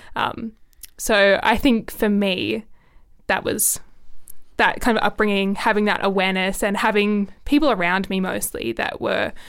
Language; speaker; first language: English; native; English